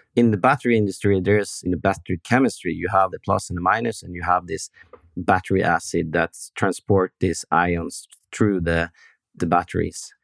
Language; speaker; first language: English; non-native, fluent; Norwegian